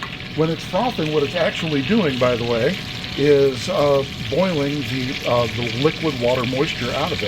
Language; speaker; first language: English; native; English